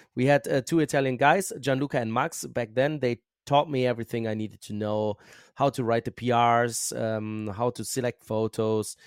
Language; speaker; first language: English; non-native, fluent; German